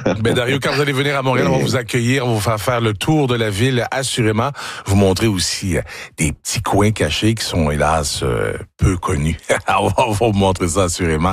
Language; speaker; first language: French; native; French